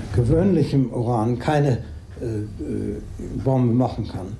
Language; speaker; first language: German; native; German